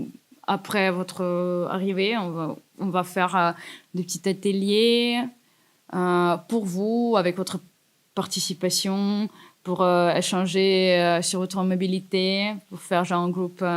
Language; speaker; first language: French; non-native, fluent; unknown